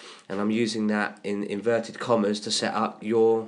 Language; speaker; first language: English; native; English